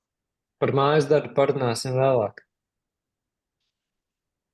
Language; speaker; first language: Latvian; native; Latvian